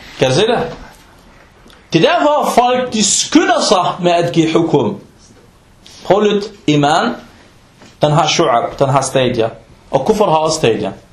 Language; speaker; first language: Danish; non-native, fluent; Arabic